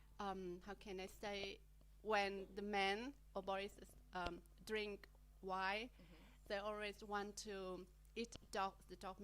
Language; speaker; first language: English; non-native, learner; Vietnamese